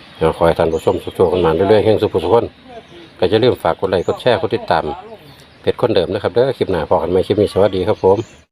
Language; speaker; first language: Thai; native; Thai